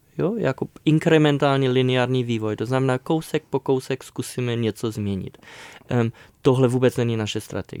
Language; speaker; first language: Czech; non-native, fluent; German